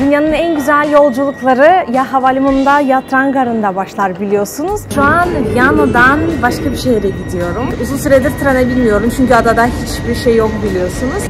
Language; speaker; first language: Turkish; non-native, fluent; Russian